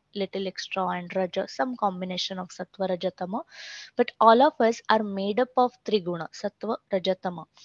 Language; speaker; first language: English; non-native, local second language; Marathi